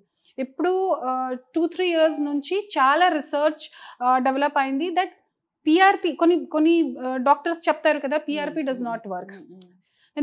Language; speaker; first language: Telugu; non-native, fluent; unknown